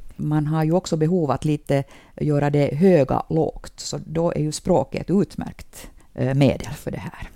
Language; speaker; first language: Swedish; native; Swedish